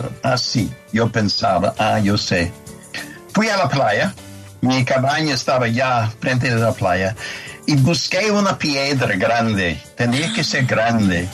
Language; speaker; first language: Spanish; non-native, fluent; English